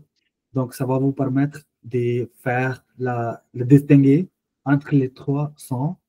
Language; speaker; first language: French; non-native, fluent; Hindi